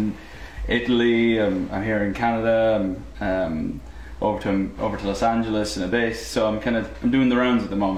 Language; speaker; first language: English; native; English